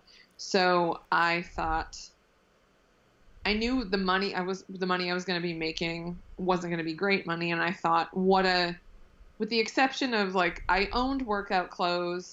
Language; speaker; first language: English; native; English